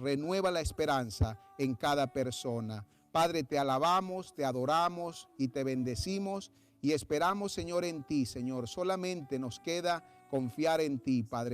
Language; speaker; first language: Spanish; native; Spanish